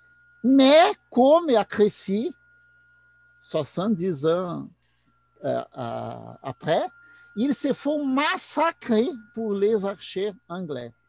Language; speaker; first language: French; non-native, learner; Portuguese